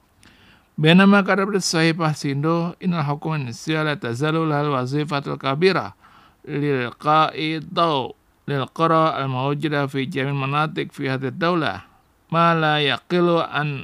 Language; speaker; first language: Arabic; non-native, learner; Indonesian